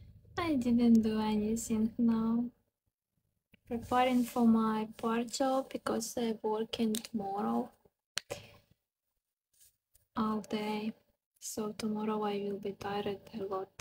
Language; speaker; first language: English; non-native, learner; Ukrainian